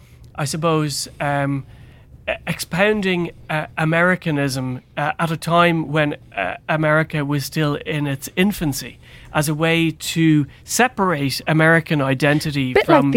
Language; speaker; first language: English; native; English